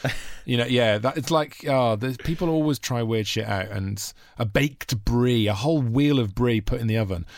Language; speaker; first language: English; native; English